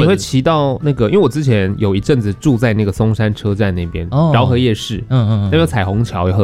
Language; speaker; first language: Chinese; native; Chinese